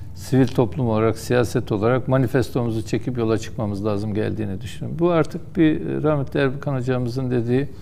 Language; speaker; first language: Turkish; native; Turkish